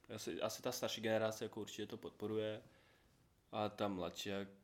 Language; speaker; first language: Czech; non-native, fluent; Ukrainian